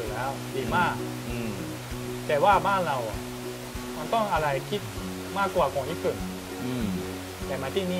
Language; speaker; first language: Thai; non-native, fluent; Japanese